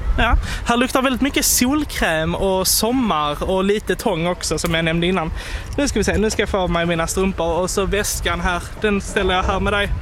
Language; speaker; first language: Swedish; native; Swedish